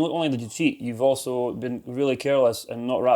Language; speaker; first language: English; native; English